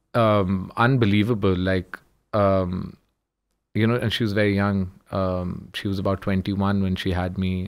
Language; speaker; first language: English; early bilingual, other home language; Urdu